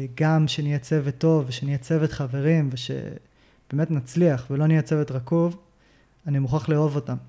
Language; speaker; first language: Hebrew; native; Hebrew